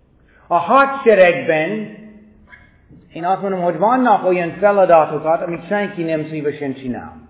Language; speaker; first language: Hungarian; non-native, fluent; English